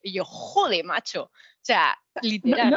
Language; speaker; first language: Spanish; native; Spanish